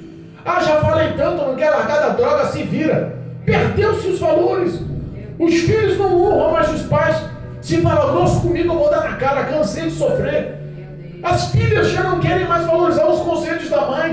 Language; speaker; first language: Portuguese; native; Portuguese